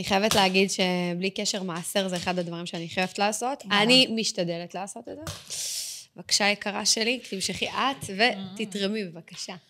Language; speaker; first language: Hebrew; native; Hebrew